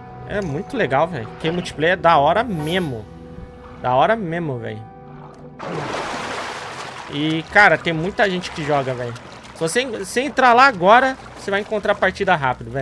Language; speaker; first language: Portuguese; native; Portuguese